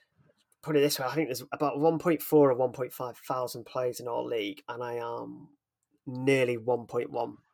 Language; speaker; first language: English; native; English